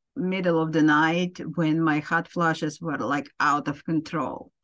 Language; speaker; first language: English; non-native, fluent; Ukrainian